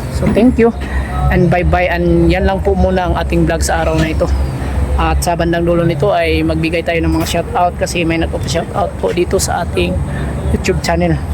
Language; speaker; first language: Filipino; non-native, local second language; Cebuano